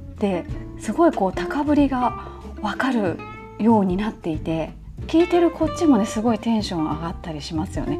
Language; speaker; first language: Japanese; native; Japanese